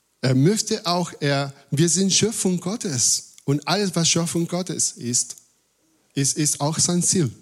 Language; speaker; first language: German; non-native, fluent; Spanish